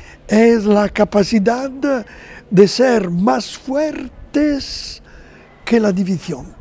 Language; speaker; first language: Spanish; non-native, fluent; Italian